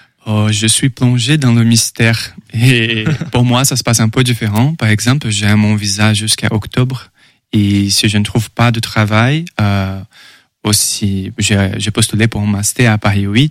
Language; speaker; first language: French; non-native, fluent; Portuguese